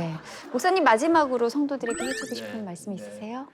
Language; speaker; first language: Korean; native; Korean